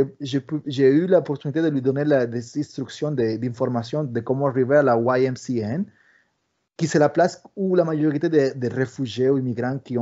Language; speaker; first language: French; early bilingual, other home language; Spanish